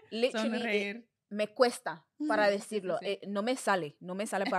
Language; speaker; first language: Spanish; non-native, learner; English